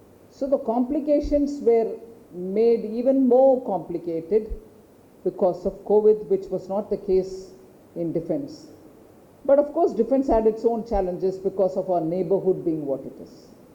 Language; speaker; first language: English; non-native, local second language; Tamil